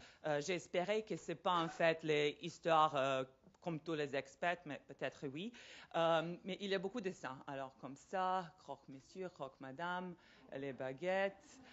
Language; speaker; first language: French; non-native, fluent; Serbian